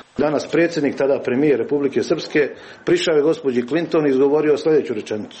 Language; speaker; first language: Croatian; native; Croatian